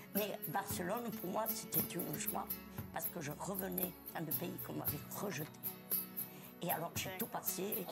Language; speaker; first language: French; early bilingual, other home language; Catalan